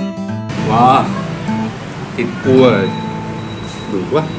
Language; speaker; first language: Vietnamese; non-native, learner; Japanese